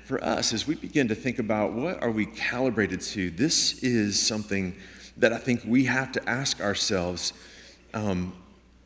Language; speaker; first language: English; native; English